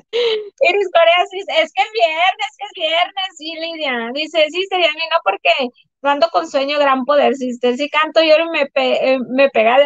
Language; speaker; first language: Spanish; native; Spanish